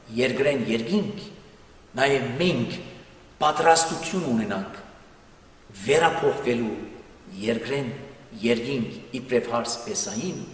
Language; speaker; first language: Armenian; native; Armenian